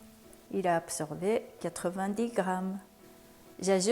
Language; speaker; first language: French; non-native, learner; Japanese